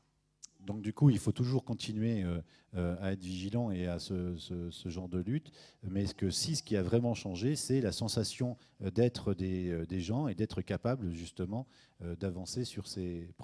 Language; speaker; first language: French; native; French